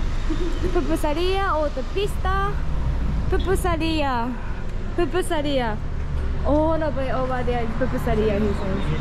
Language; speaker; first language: English; non-native, fluent; Japanese